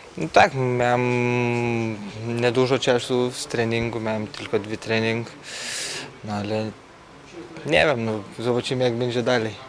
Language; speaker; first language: Polish; non-native, learner; Lithuanian